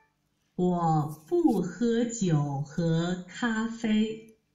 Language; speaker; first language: Chinese; non-native, learner; Vietnamese